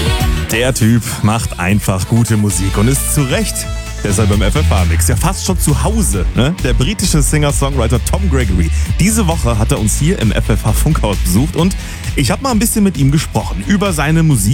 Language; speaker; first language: German; native; German